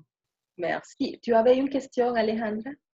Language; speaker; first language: French; non-native, fluent; Spanish